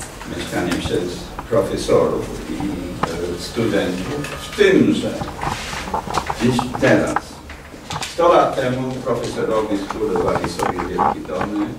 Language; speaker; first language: Polish; non-native, fluent; English